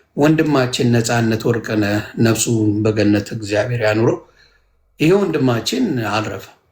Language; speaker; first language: Amharic; native; Amharic